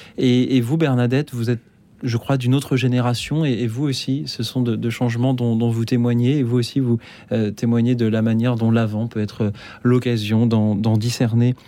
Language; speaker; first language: French; native; French